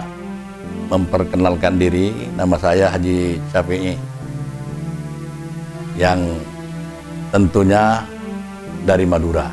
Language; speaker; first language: Indonesian; non-native, local second language; Madurese